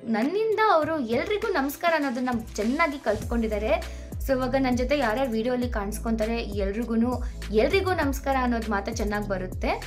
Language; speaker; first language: Kannada; non-native, local second language; Telugu